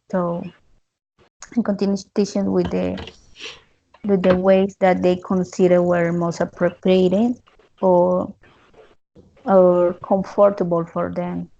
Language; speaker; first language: English; non-native, learner; Spanish